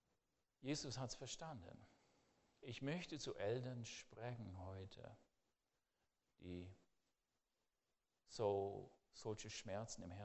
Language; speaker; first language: German; non-native, fluent; English